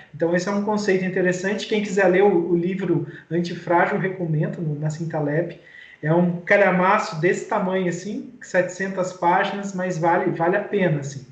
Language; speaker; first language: Portuguese; native; Portuguese